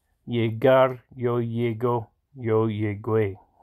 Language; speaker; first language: Spanish; non-native, learner; English